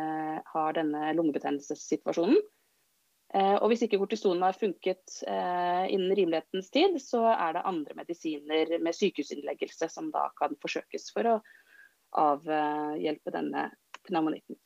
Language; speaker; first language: Norwegian; native; Norwegian